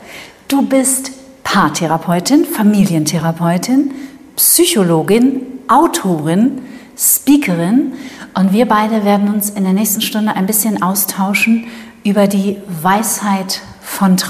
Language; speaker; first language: German; native; German